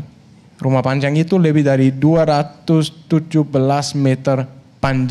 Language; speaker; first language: Indonesian; non-native, fluent; Danish